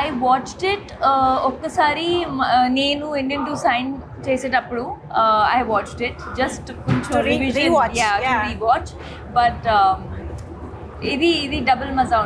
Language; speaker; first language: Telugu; non-native, local second language; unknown